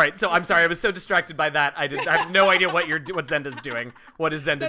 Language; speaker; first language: English; native; English